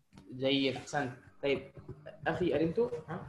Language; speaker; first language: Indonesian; non-native, fluent; Arabic